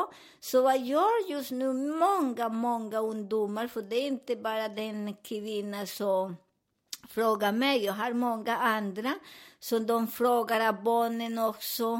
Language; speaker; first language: Swedish; non-native, learner; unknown